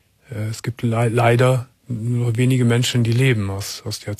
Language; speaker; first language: German; native; German